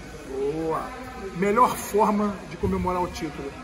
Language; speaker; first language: Portuguese; native; Portuguese